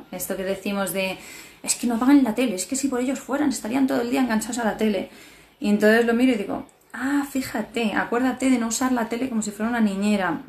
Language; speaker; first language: Spanish; native; Spanish